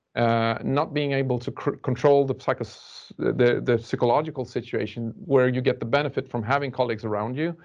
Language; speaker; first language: English; non-native, fluent; Swedish